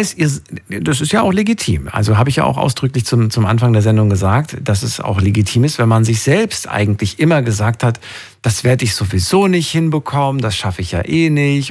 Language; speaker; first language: German; native; German